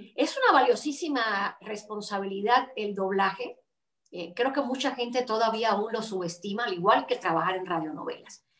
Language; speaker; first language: Spanish; native; Spanish